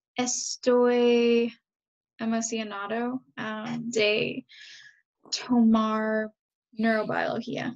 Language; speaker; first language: Spanish; non-native, learner; English